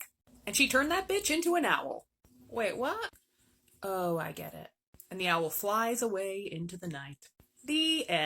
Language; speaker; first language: English; native; English